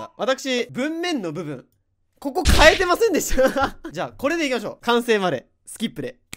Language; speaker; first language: Japanese; native; Japanese